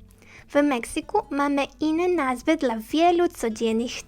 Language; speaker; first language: Polish; non-native, learner; Spanish